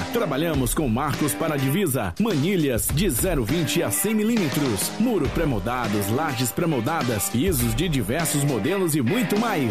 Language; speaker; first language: Portuguese; native; Portuguese